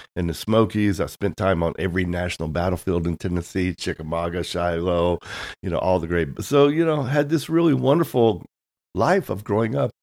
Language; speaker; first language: English; native; English